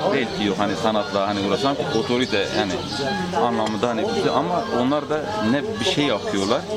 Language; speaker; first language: Turkish; non-native, local second language; Kurdish